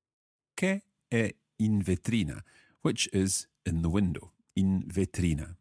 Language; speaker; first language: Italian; non-native, fluent; English